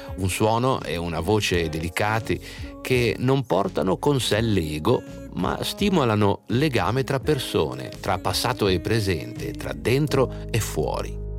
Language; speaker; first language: Italian; native; Italian